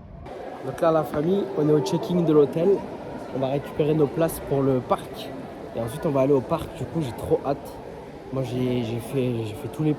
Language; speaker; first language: French; native; French